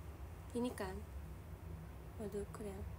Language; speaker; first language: Indonesian; non-native, learner; Japanese